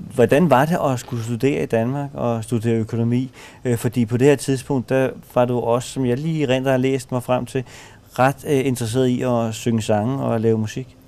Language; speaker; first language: Danish; native; Danish